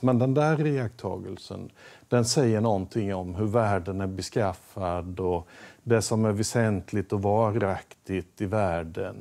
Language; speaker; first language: Swedish; native; Swedish